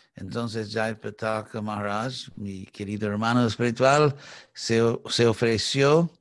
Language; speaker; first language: Spanish; non-native, fluent; English